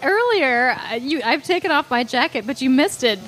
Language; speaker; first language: English; native; English